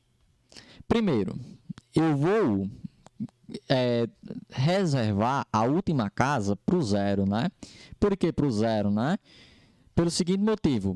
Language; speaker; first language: Portuguese; native; Portuguese